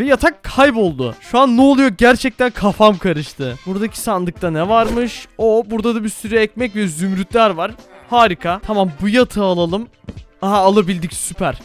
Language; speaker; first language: Turkish; native; Turkish